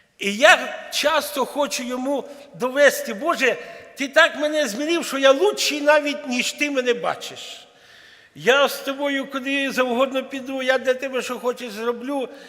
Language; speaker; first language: Ukrainian; non-native, local second language; Russian